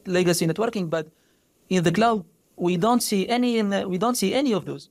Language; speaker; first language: English; non-native, fluent; Arabic